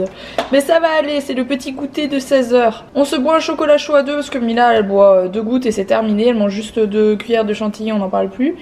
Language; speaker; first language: French; native; French